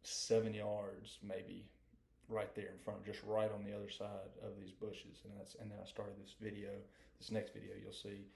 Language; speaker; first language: English; native; English